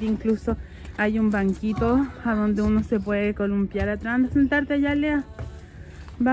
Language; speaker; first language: Spanish; native; Spanish